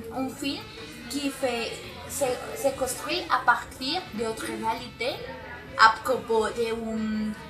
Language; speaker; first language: French; non-native, learner; Spanish